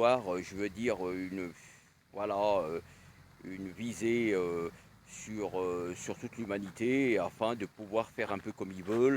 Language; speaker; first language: French; native; French